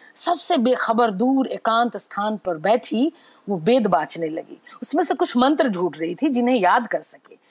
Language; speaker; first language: Hindi; native; Hindi